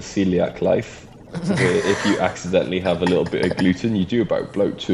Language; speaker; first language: English; native; English